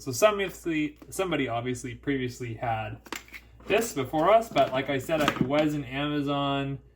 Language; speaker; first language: English; native; English